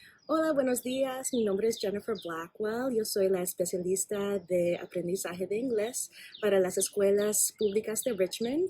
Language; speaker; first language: Spanish; non-native, fluent; English